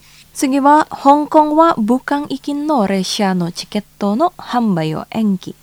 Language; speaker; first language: Japanese; non-native, fluent; Indonesian